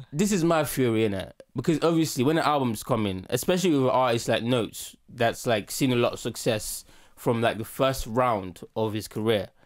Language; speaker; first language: English; native; English